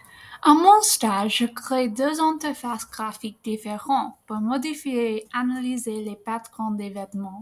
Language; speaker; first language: French; non-native, fluent; English